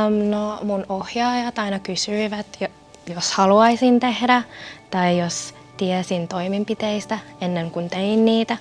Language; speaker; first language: Finnish; non-native, fluent; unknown